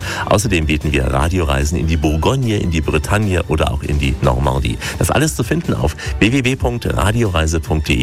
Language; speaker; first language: German; native; German